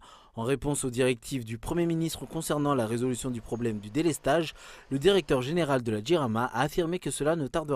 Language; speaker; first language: French; non-native, local second language; Malagasy